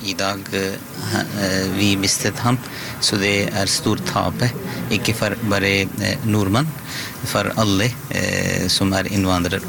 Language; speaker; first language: Norwegian; non-native, learner; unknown